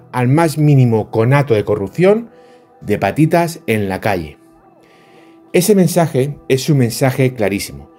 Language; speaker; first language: Spanish; native; Spanish